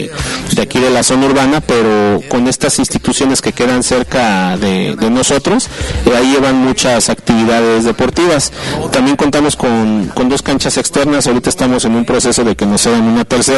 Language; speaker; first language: Spanish; native; Spanish